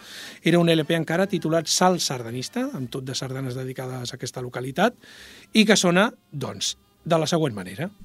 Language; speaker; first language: Catalan; native; Catalan